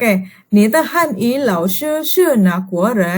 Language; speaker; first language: Chinese; non-native, fluent; Indonesian